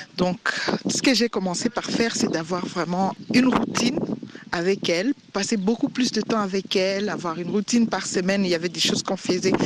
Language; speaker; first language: French; non-native, local second language; Swahili